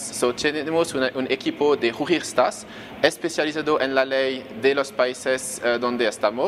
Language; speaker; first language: Spanish; non-native, fluent; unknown